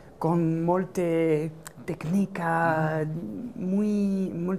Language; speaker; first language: Italian; non-native, learner; French